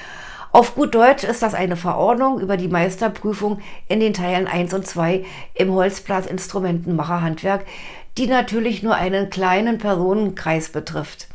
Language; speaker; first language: German; native; German